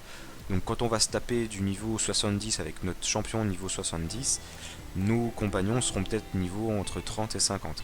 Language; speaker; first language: French; native; French